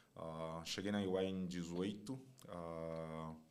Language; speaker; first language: Portuguese; non-native, fluent; Chinese